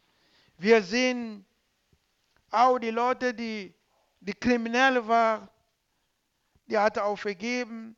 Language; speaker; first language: German; non-native, learner; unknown